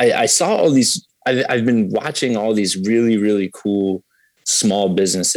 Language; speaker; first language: English; native; English